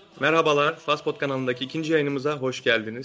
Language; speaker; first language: Turkish; native; Turkish